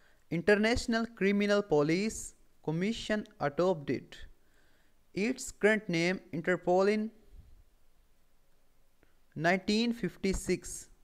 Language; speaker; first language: English; non-native, local second language; Urdu